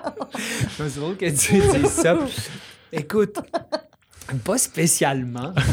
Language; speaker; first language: French; native; French